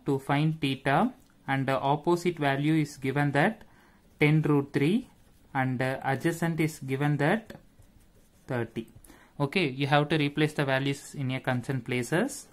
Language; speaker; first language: English; non-native, local second language; Tamil